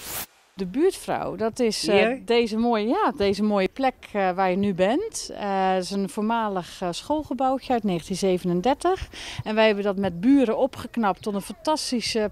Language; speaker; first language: Dutch; native; Dutch